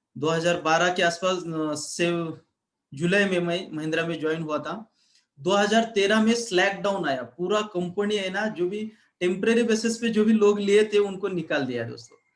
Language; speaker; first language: Hindi; non-native, local second language; Marathi